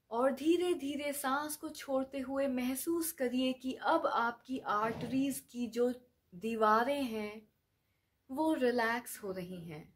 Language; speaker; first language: Hindi; native; Hindi